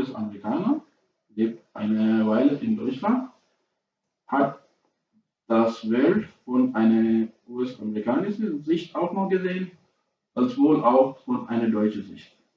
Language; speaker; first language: German; non-native, fluent; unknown